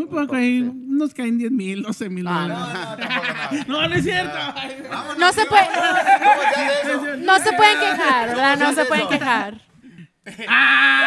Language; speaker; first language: Spanish; native; Spanish